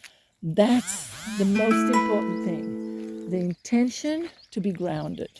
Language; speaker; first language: English; native; English